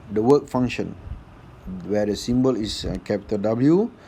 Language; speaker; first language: English; non-native, local second language; Malay